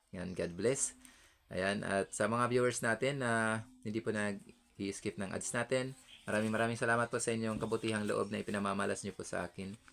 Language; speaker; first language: Filipino; non-native, local second language; Hiligaynon